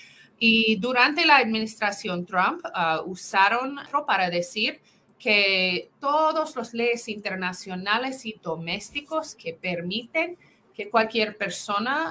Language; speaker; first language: Spanish; non-native, fluent; English